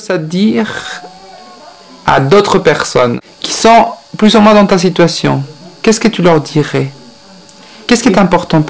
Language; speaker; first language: French; native; French